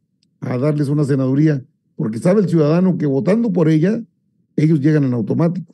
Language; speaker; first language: Spanish; native; Spanish